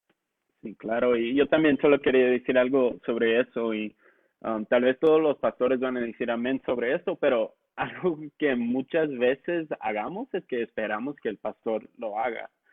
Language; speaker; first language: Spanish; non-native, local second language; English